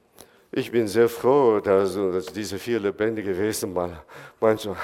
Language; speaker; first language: German; non-native, fluent; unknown